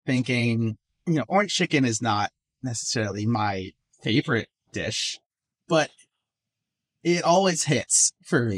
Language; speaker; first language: English; native; English